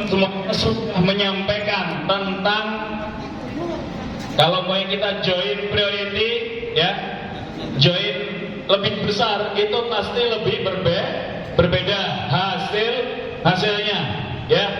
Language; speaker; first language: Indonesian; native; Indonesian